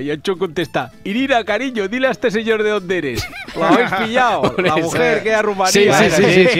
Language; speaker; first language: Spanish; native; Spanish